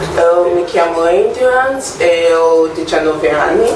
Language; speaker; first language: Italian; non-native, learner; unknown